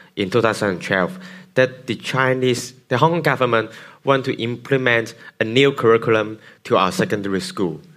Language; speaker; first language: English; non-native, local second language; Cantonese